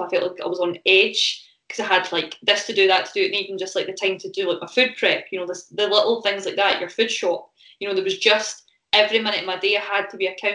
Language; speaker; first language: English; native; English